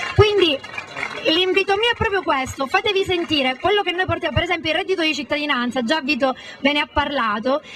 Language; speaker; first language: Italian; native; Italian